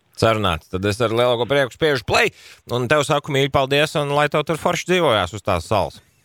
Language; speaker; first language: Latvian; native; Latvian